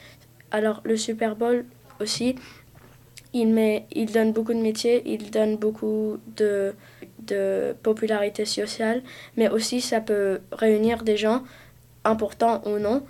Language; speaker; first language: French; early bilingual, heritage; French